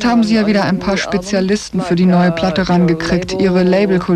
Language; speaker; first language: German; native; German